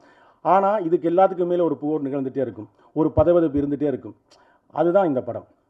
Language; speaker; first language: Tamil; native; Tamil